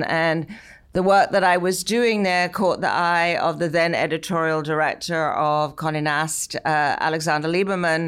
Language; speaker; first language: English; native; English